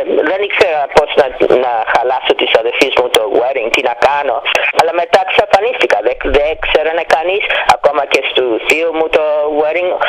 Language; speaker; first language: Greek; early bilingual, heritage; Greek